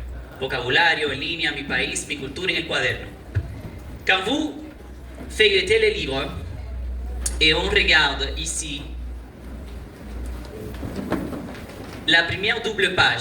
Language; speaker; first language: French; non-native, fluent; Spanish